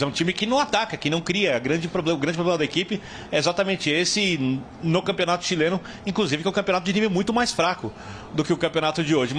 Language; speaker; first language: Portuguese; native; Portuguese